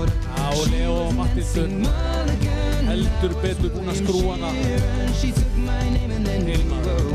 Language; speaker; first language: Icelandic; native; Icelandic